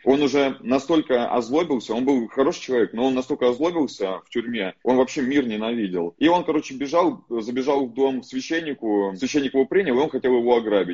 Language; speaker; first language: Russian; native; Russian